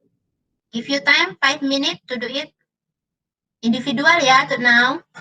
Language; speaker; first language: English; non-native, learner; Indonesian